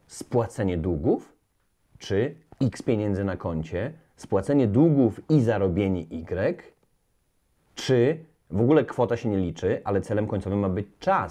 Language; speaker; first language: Polish; native; Polish